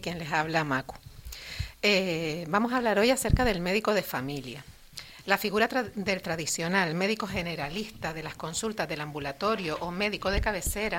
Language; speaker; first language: Spanish; native; Spanish